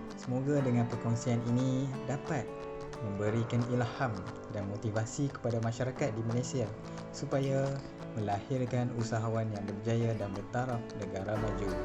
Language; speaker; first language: Malay; native; Malay